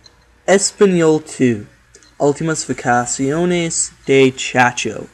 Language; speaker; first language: Spanish; non-native, learner; English